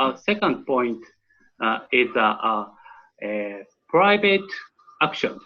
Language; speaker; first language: English; non-native, learner; Japanese